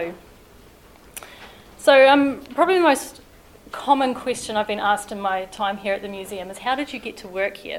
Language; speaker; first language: English; native; English